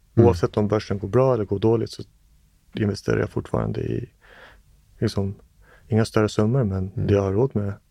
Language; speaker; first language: Swedish; early bilingual, other home language; English